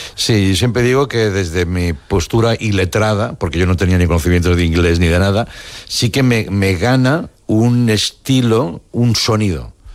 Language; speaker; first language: Spanish; native; Spanish